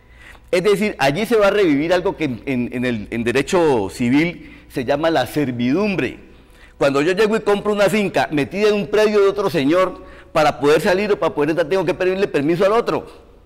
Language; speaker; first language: Spanish; native; Spanish